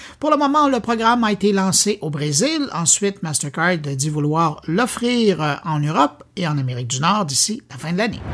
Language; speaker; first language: French; native; French